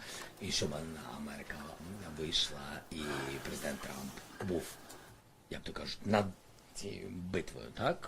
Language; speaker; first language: Ukrainian; non-native, local second language; Russian